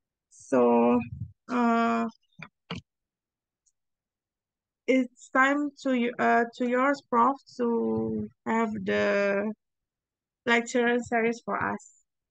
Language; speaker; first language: English; non-native, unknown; Indonesian